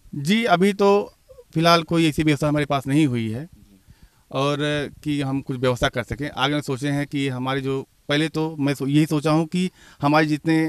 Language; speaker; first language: Hindi; native; Hindi